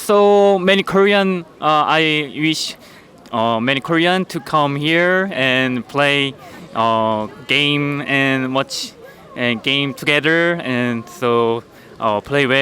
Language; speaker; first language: English; non-native, learner; Korean